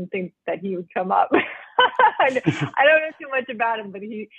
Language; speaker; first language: English; early bilingual, other home language; Spanish